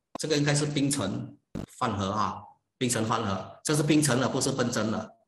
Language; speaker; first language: Chinese; native; Chinese